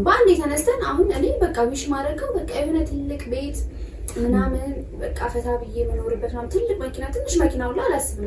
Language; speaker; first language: Amharic; native; Amharic